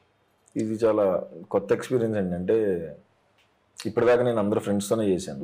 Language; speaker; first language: Telugu; native; Telugu